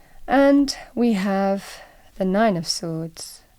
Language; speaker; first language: English; native; English